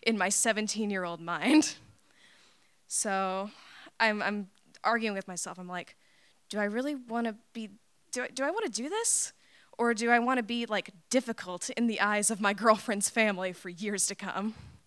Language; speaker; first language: English; native; English